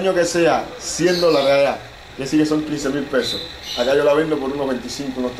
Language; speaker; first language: Spanish; native; Spanish